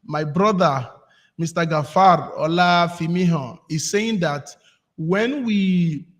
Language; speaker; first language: English; non-native, local second language; Yoruba